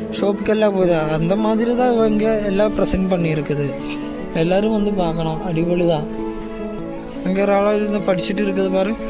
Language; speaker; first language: Tamil; non-native, learner; Malayalam